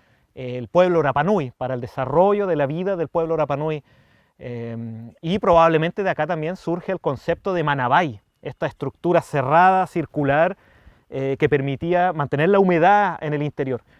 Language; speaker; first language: Spanish; native; Spanish